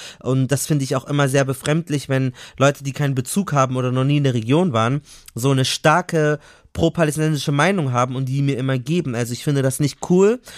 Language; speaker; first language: German; native; German